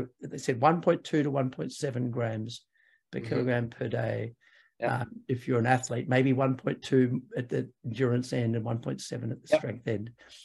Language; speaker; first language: English; native; English